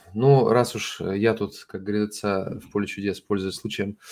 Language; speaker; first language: Russian; non-native, fluent; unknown